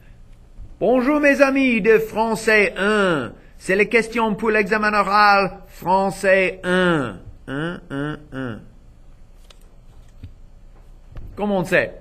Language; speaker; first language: French; non-native, fluent; English